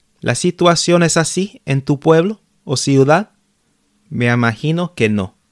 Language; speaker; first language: Spanish; non-native, fluent; English